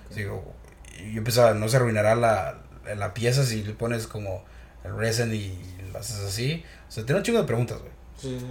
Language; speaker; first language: Spanish; early bilingual, heritage; Spanish